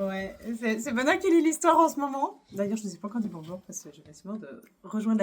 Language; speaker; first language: French; native; French